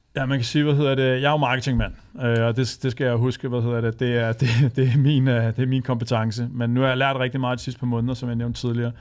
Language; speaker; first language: Danish; native; Danish